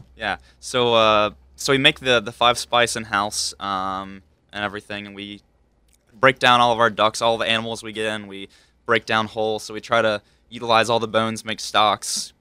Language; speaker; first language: English; native; English